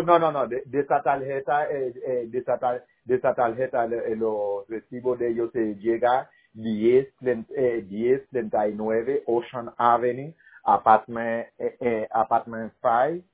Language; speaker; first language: Spanish; non-native, learner; Haitian Creole